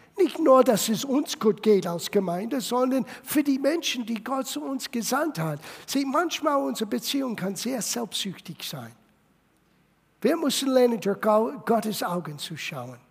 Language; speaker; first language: German; non-native, fluent; English